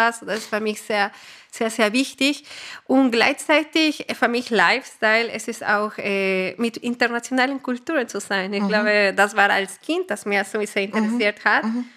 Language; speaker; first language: German; non-native, fluent; Spanish